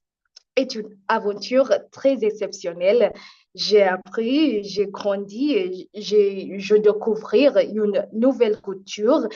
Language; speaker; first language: French; non-native, fluent; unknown